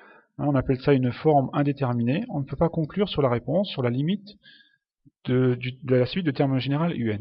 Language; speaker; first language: French; native; French